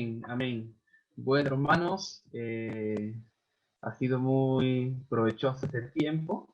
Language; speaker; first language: Spanish; native; Spanish